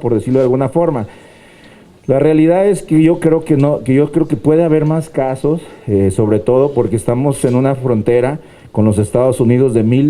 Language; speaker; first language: Spanish; native; Spanish